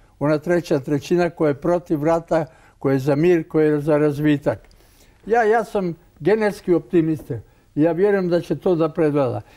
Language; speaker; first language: Croatian; native; Croatian